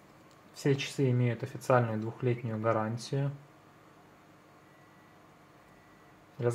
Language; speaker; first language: Russian; native; Russian